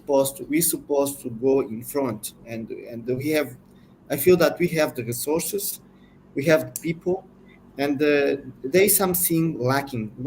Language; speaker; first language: English; non-native, learner; Portuguese